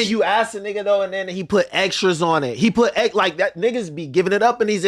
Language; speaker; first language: English; native; English